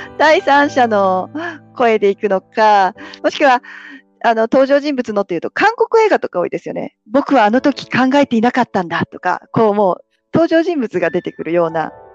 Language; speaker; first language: Japanese; native; Japanese